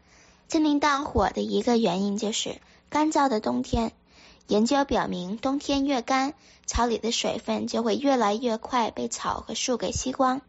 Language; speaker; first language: Chinese; early bilingual, heritage; Chinese